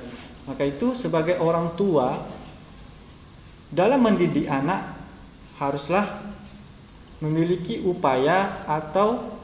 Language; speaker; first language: Indonesian; native; Indonesian